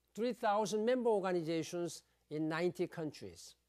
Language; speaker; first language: English; non-native, fluent; Korean